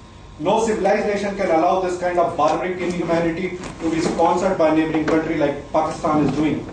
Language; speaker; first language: English; non-native, local second language; Hindi